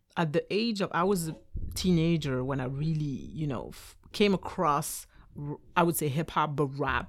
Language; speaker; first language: English; non-native, fluent; French